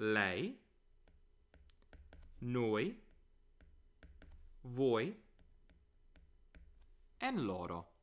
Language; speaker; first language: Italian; non-native, fluent; English